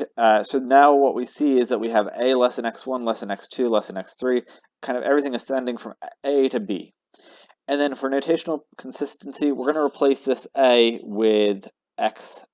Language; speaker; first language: English; native; English